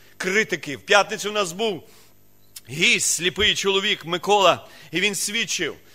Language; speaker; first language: Ukrainian; non-native, local second language; Russian